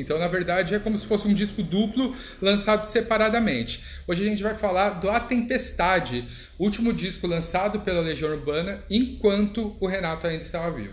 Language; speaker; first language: Portuguese; native; Portuguese